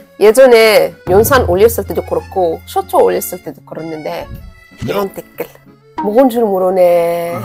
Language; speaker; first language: Korean; non-native, fluent; Arabic